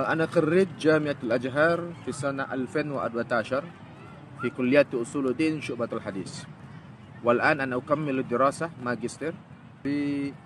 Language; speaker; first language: Arabic; non-native, fluent; Indonesian